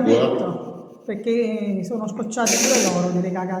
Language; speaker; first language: Italian; native; Italian